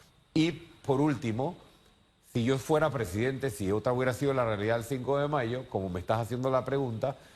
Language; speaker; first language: Spanish; native; Spanish